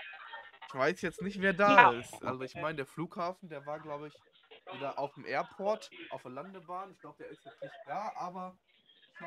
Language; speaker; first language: German; native; German